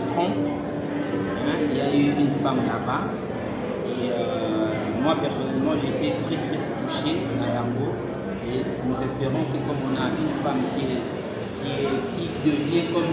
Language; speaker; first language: French; non-native, local second language; Lingala